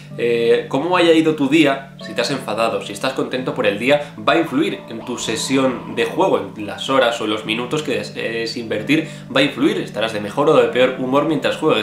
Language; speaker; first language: Spanish; native; Spanish